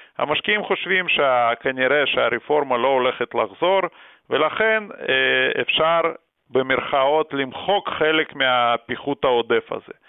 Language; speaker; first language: Hebrew; early bilingual, other home language; Russian